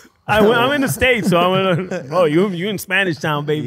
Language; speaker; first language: English; early bilingual, other home language; Spanish